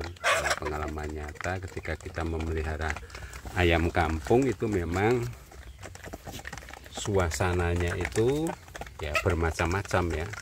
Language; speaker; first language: Indonesian; native; Indonesian